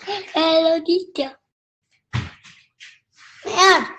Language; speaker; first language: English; non-native, learner; Vietnamese